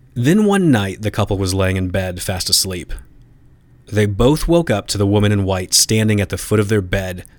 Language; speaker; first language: English; native; English